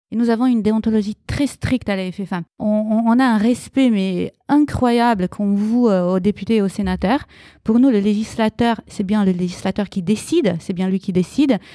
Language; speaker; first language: French; early bilingual, other home language; Romanian